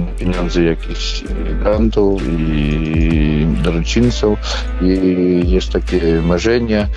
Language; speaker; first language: Polish; non-native, fluent; Ukrainian